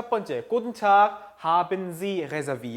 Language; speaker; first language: German; non-native, fluent; Korean